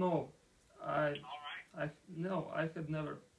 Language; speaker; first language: English; non-native, learner; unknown